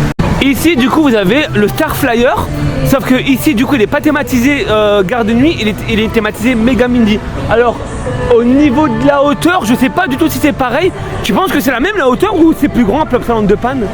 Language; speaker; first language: French; native; French